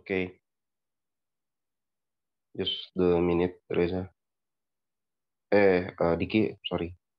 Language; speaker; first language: English; non-native, learner; Indonesian